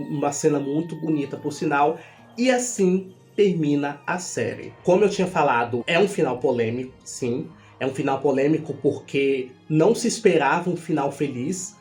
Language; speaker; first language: Portuguese; native; Portuguese